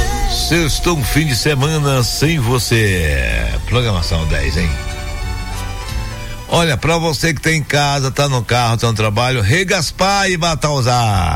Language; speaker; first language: Portuguese; native; Portuguese